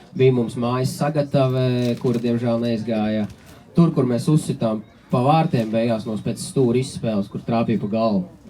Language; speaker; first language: Latvian; native; Latvian